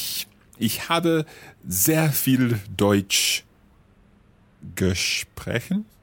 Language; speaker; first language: German; non-native, learner; English